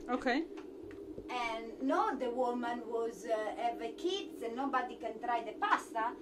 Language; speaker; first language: English; non-native, learner; Italian